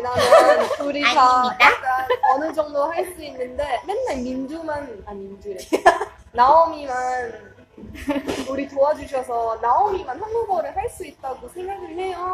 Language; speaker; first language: Korean; non-native, learner; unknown